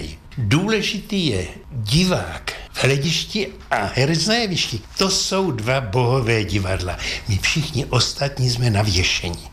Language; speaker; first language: Czech; native; Czech